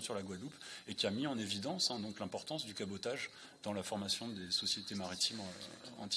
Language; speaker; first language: French; native; French